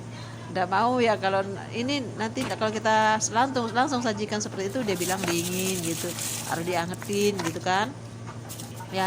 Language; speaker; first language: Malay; non-native, local second language; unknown